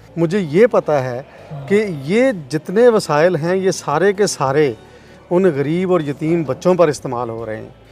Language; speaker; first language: Urdu; non-native, local second language; Punjabi